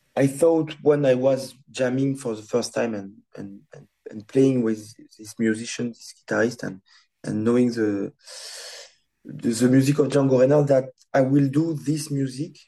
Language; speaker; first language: English; non-native, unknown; French